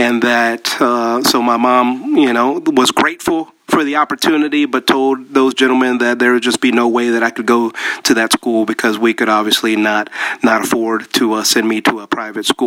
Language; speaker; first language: English; early bilingual, other home language; Spanish